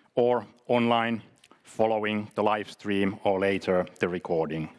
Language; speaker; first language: English; non-native, fluent; Finnish